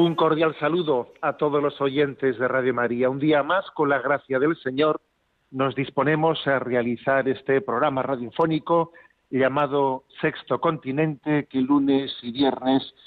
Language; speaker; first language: Spanish; native; Spanish